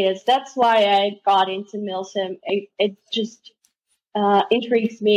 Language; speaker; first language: English; non-native, fluent; Dutch